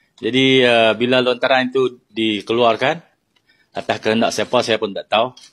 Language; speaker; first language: Malay; native; Malay